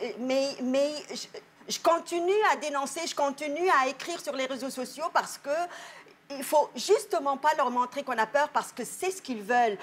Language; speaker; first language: French; non-native, local second language; Arabic